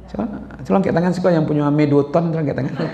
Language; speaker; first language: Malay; non-native, local second language; Minangkabau